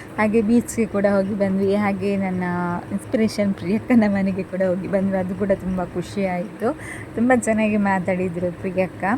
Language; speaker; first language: Kannada; native; Kannada